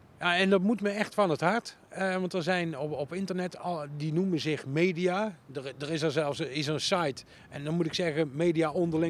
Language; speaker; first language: Dutch; native; Dutch